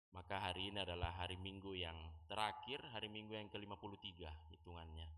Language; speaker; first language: Indonesian; native; Indonesian